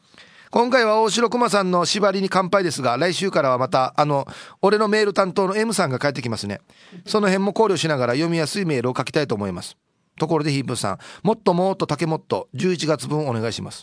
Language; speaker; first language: Japanese; native; Japanese